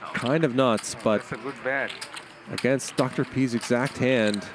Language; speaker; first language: English; native; English